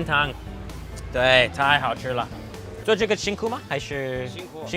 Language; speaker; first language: Chinese; non-native, learner; English